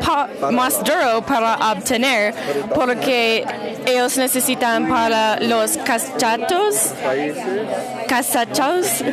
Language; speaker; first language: Spanish; non-native, learner; English